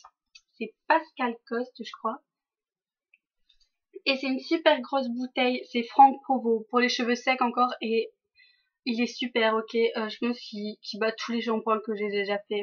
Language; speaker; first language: French; native; French